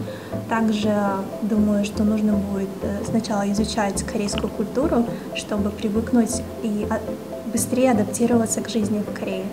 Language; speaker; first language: Russian; non-native, local second language; Kazakh